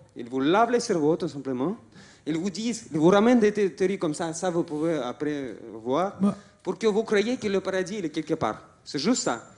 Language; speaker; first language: French; non-native, fluent; Russian